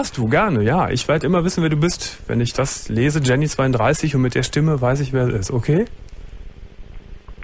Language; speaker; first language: German; native; German